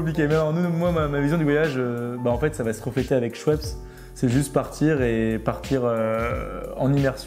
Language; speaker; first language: French; native; French